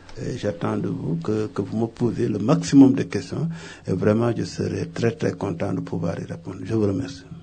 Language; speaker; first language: French; non-native, local second language; Wolof